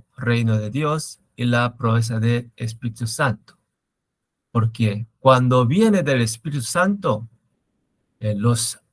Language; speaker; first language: Spanish; non-native, learner; Korean